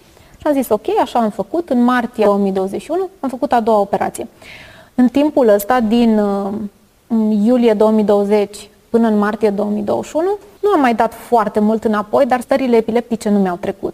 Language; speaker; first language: Romanian; native; Romanian